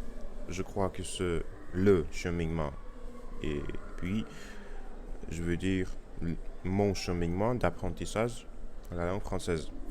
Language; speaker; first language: French; non-native, learner; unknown